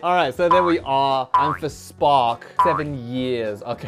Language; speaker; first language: English; native; English